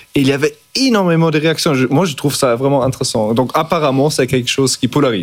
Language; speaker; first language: French; non-native, fluent; German